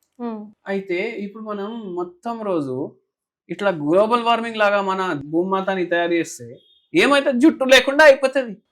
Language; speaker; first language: Telugu; native; Telugu